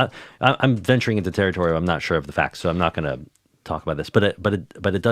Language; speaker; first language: English; native; English